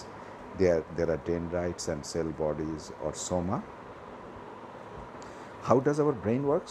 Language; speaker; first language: English; non-native, local second language; Bangla